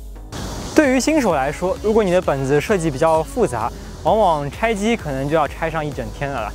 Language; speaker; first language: Chinese; native; Chinese